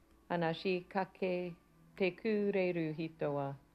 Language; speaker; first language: Japanese; non-native, learner; English